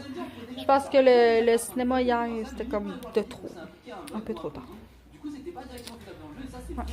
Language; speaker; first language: French; native; French